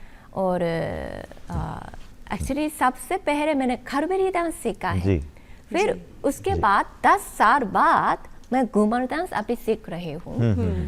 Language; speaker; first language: Hindi; non-native, learner; Japanese